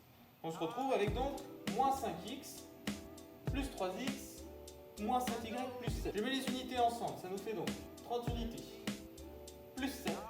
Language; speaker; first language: French; native; French